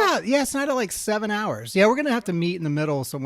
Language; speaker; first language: English; native; English